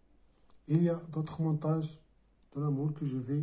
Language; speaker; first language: French; non-native, local second language; Arabic